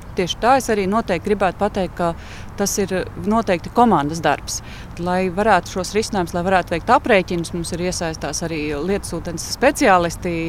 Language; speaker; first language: Latvian; native; Latvian